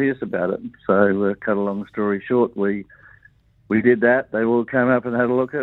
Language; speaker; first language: English; native; English